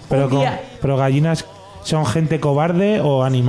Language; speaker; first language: Spanish; native; Spanish